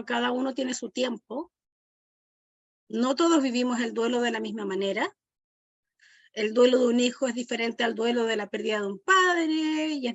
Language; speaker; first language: Spanish; native; Spanish